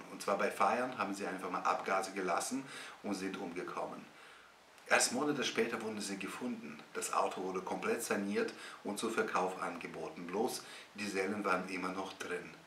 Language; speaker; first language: German; non-native, fluent; Russian